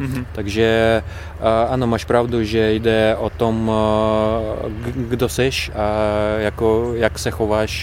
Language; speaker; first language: Czech; non-native, fluent; Russian